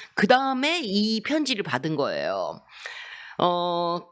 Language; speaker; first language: Korean; native; Korean